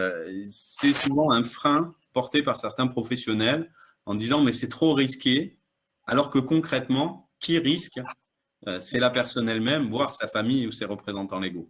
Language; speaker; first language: French; native; French